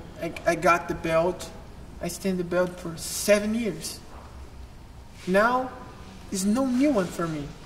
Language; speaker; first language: English; non-native, learner; Portuguese